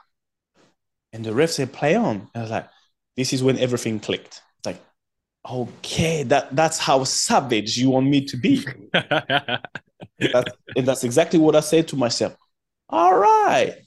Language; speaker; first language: English; non-native, fluent; French